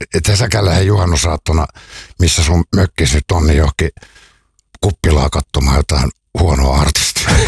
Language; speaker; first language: Finnish; native; Finnish